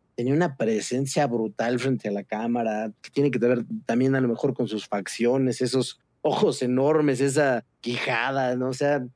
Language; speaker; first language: Spanish; native; Spanish